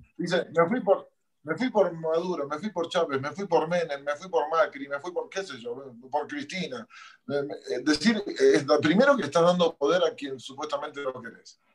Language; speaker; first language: Spanish; native; Spanish